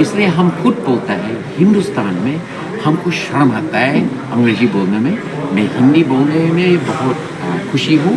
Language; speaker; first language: Hindi; non-native, fluent; English